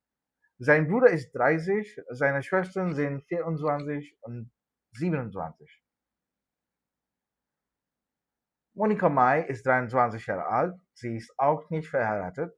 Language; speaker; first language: German; non-native, fluent; Malayalam